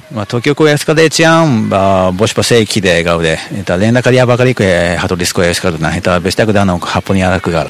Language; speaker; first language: Basque; non-native, fluent; Japanese